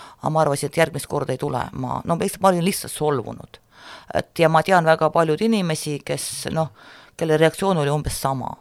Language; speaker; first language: Estonian; non-native, local second language; Russian